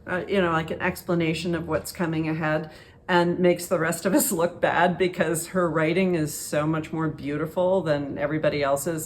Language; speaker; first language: English; native; English